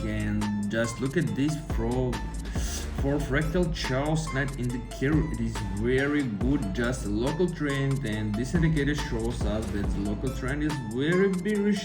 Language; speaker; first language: English; non-native, fluent; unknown